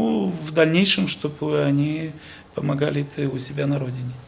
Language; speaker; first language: Russian; native; Russian